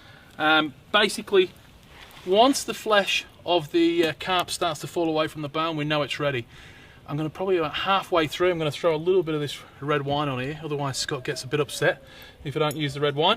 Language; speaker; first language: English; native; English